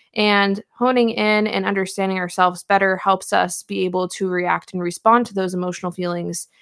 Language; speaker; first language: English; native; English